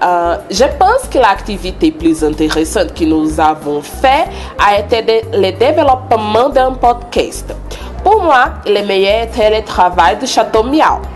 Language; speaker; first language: French; non-native, learner; Portuguese